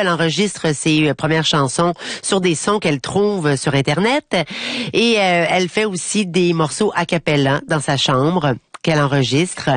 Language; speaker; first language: French; native; French